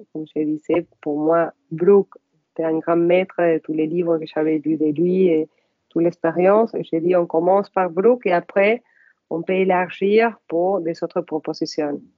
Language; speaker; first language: French; non-native, fluent; Spanish